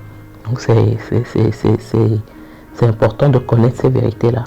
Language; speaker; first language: French; native; French